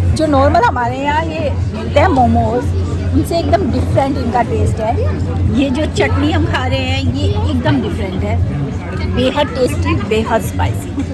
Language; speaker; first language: Hindi; native; Hindi